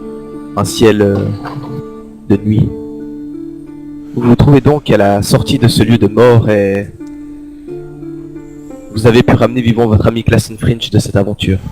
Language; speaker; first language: French; native; French